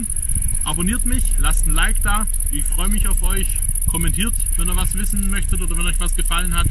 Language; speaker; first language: German; native; German